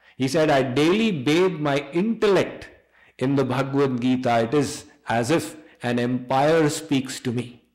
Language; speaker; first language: English; non-native, local second language; Hindi